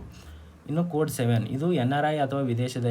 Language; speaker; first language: Kannada; native; Kannada